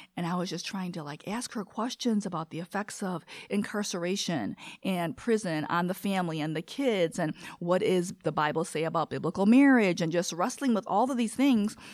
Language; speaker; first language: English; early bilingual, other home language; Korean